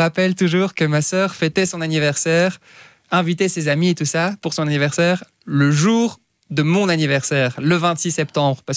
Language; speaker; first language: French; native; French